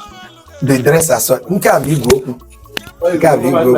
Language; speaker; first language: Igbo; native; Igbo